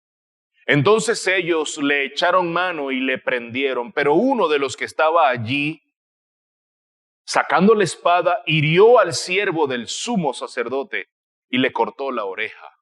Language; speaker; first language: Spanish; native; Spanish